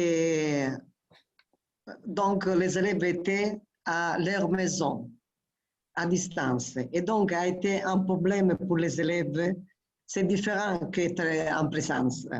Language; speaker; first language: French; non-native, fluent; Italian